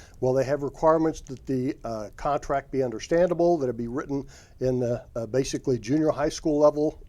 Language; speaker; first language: English; native; English